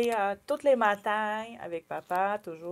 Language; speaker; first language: French; non-native, learner; Ukrainian